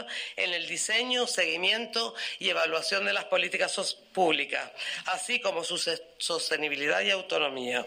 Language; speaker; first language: Spanish; native; Spanish